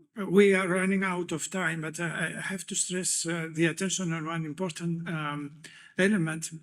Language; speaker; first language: English; non-native, fluent; Greek